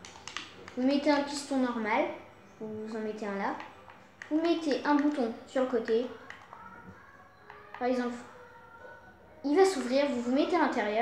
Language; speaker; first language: French; native; French